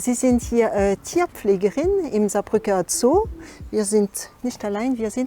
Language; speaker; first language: German; non-native, fluent; French